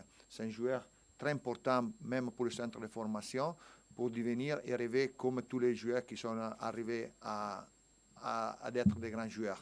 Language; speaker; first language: French; non-native, fluent; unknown